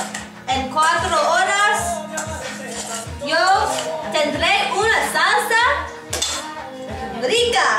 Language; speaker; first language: Spanish; non-native, learner; English